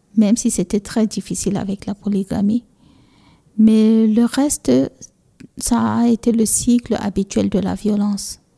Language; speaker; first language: French; non-native, local second language; Fula